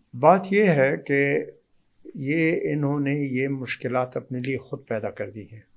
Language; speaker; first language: Urdu; non-native, local second language; Pashto